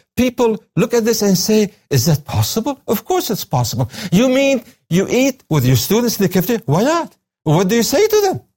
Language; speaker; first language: English; non-native, fluent; Arabic